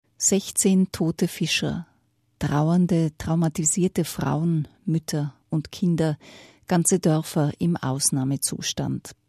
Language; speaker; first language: German; native; German